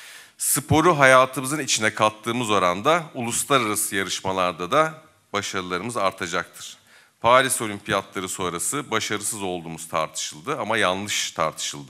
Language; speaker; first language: Turkish; native; Turkish